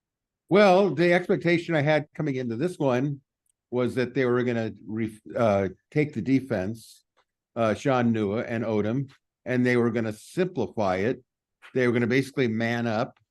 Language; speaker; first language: English; native; English